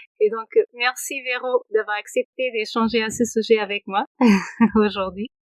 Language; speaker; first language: French; non-native, fluent; Portuguese